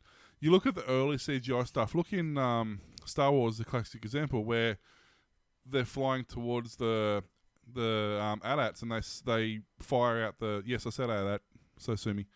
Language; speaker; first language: English; native; English